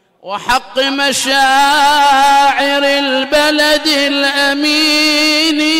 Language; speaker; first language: Arabic; native; Arabic